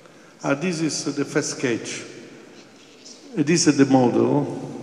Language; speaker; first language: English; non-native, fluent; Italian